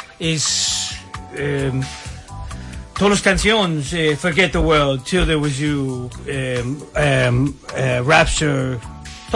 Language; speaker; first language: Spanish; non-native, learner; English